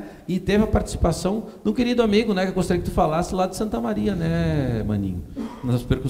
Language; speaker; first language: Portuguese; native; Portuguese